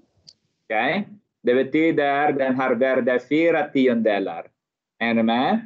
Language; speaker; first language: Swedish; non-native, fluent; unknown